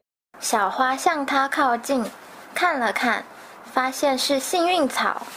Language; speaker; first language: Chinese; native; Chinese